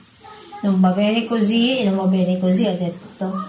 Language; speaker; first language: Italian; non-native, learner; Filipino